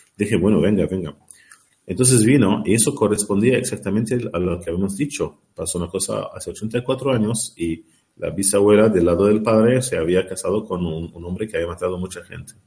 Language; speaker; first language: Spanish; non-native, learner; Arabic